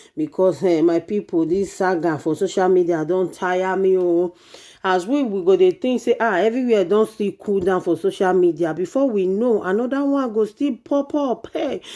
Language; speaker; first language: Nigerian Pidgin; native; Nigerian Pidgin